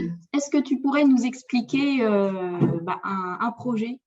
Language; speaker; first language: French; native; French